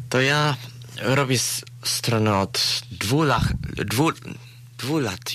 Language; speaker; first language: Polish; early bilingual, heritage; Polish